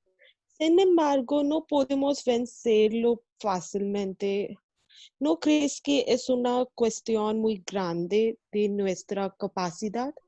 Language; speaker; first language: Spanish; non-native, learner; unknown